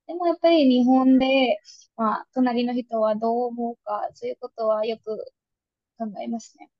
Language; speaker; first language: Japanese; non-native, fluent; Hindi